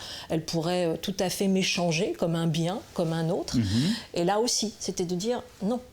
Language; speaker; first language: French; native; French